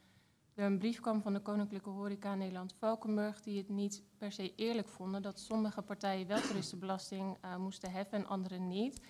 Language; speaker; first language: Dutch; native; Dutch